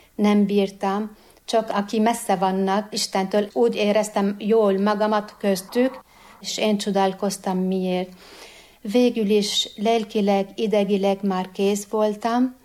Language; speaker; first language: Hungarian; non-native, fluent; Arabic